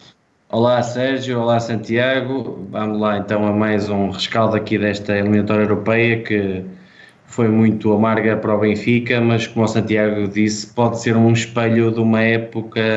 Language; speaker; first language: Portuguese; native; Portuguese